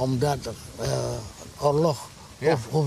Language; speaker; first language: Dutch; non-native, learner; Indonesian